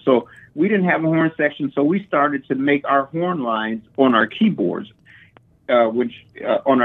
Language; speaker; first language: English; native; English